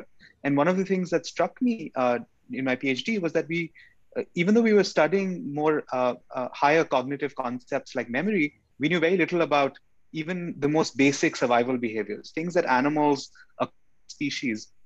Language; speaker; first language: English; non-native, local second language; Hindi